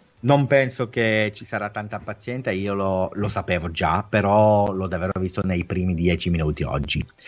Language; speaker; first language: Italian; early bilingual, heritage; English